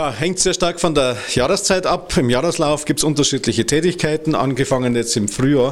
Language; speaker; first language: German; native; German